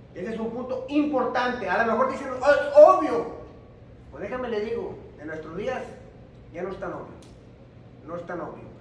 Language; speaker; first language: Spanish; early bilingual, heritage; Spanish